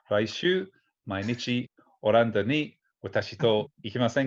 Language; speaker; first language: Japanese; non-native, fluent; English